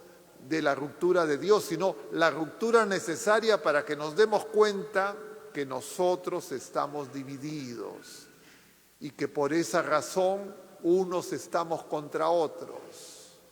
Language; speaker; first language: Spanish; native; Spanish